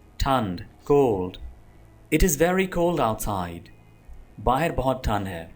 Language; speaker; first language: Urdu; non-native, local second language; Punjabi